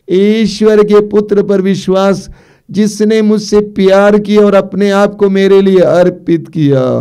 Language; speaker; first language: Hindi; native; Hindi